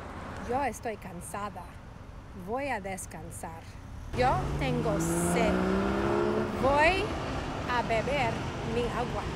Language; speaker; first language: Spanish; non-native, fluent; English